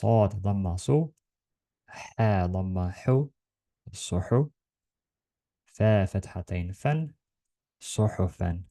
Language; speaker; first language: Arabic; non-native, learner; Estonian